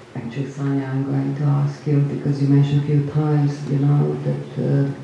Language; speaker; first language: English; non-native, fluent; Croatian